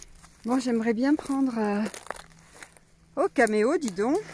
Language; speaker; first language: French; native; French